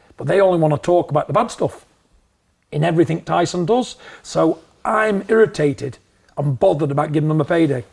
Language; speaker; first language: English; native; English